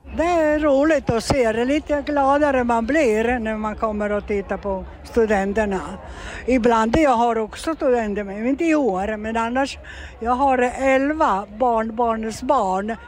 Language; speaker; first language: Swedish; non-native, fluent; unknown